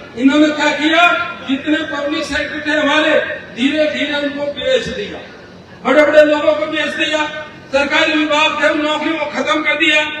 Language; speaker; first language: Hindi; native; Hindi